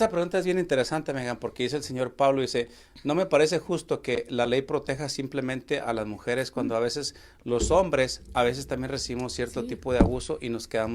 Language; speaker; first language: Spanish; native; Spanish